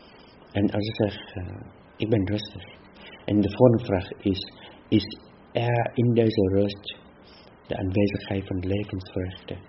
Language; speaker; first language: Dutch; non-native, fluent; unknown